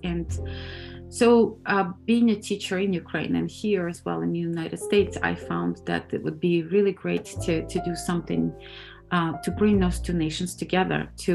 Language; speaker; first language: English; non-native, fluent; Ukrainian